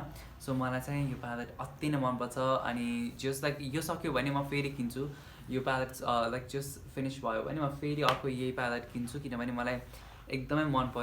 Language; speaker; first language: Nepali; native; Nepali